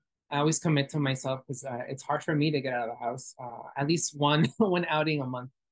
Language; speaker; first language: English; early bilingual, other home language; Spanish